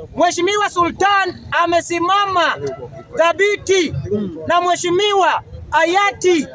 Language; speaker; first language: Swahili; non-native, local second language; Luo (Kenya and Tanzania)